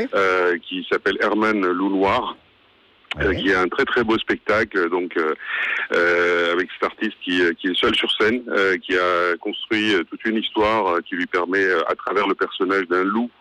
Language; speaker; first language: French; native; French